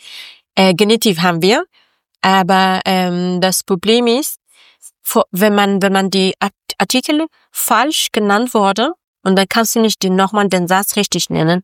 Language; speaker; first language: German; non-native, learner; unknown